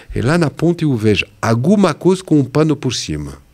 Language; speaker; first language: Portuguese; non-native, fluent; French